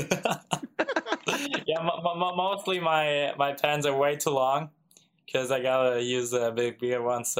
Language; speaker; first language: English; non-native, fluent; German